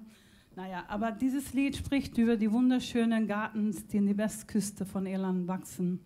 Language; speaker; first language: German; non-native, fluent; Spanish